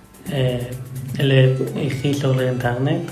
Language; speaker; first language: French; non-native, learner; Persian